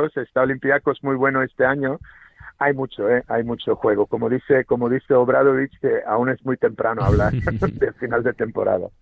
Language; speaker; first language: Spanish; non-native, fluent; Serbian